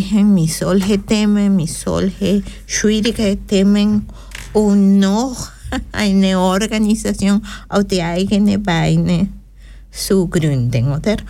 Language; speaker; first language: German; non-native, learner; Spanish